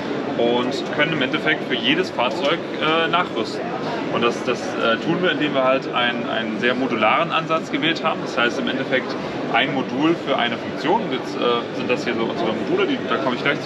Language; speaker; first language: German; native; German